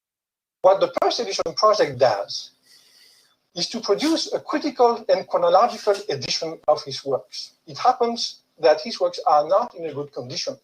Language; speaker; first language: English; non-native, fluent; French